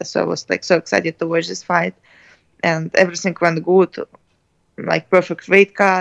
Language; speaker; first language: English; non-native, learner; Russian